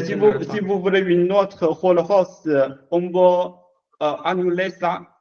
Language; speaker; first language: French; non-native, learner; Chinese